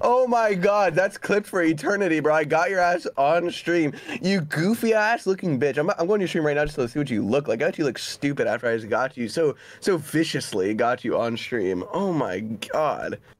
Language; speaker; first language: English; native; English